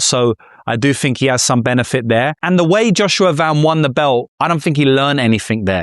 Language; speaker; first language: English; native; English